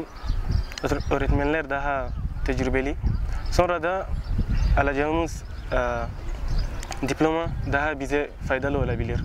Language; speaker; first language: Turkish; non-native, learner; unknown